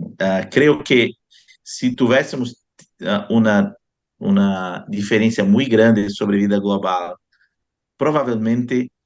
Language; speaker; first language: Spanish; non-native, fluent; Portuguese